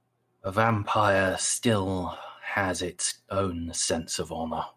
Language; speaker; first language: English; native; English